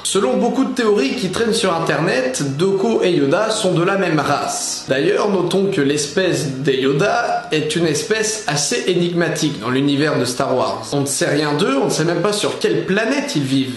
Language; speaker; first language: French; native; French